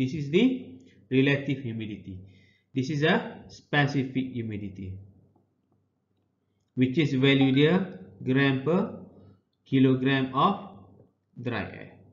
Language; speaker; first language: English; non-native, local second language; Malay